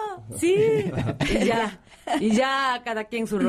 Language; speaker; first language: Spanish; non-native, fluent; Korean